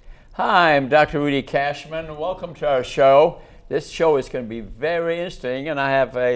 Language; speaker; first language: English; native; English